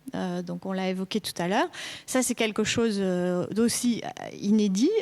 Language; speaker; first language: French; native; French